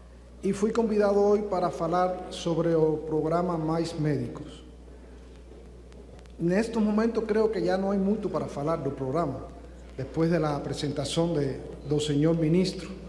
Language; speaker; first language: Portuguese; non-native, fluent; Spanish